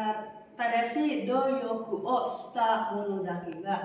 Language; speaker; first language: Japanese; non-native, learner; Indonesian